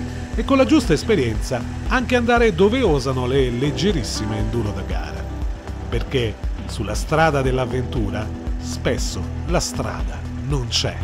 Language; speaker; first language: Italian; native; Italian